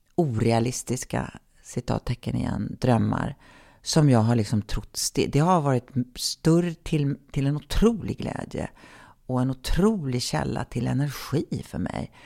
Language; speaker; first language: Swedish; native; Swedish